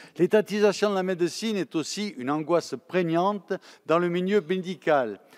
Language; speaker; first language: French; native; French